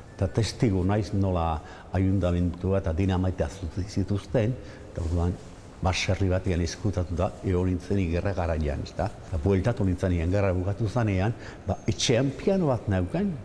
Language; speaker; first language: Basque; native; Basque